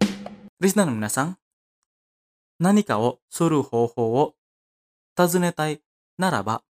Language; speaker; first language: Japanese; non-native, fluent; Indonesian